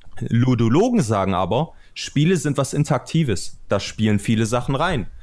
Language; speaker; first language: German; early bilingual, other home language; Albanian